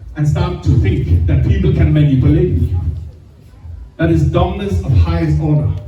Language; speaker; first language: English; non-native, fluent; Danish